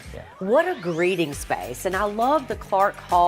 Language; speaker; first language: English; native; English